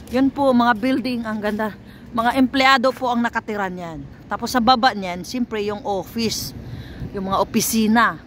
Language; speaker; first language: Filipino; non-native, local second language; Cebuano